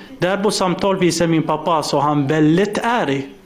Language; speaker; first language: Swedish; non-native, learner; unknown